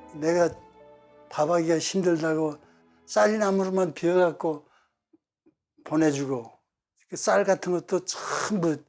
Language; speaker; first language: Korean; native; Korean